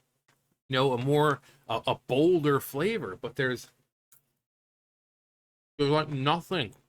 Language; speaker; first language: English; native; English